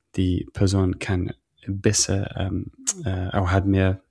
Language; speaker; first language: German; non-native, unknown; English